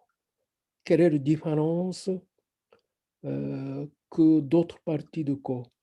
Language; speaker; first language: French; non-native, fluent; Japanese